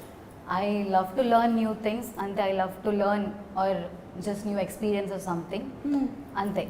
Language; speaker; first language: Telugu; non-native, learner; Malayalam